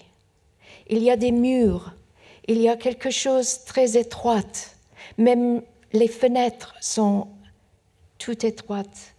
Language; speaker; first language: French; non-native, fluent; Persian